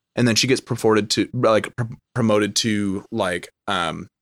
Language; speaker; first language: English; native; English